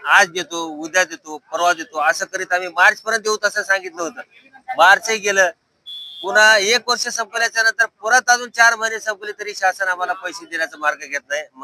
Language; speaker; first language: Marathi; native; Marathi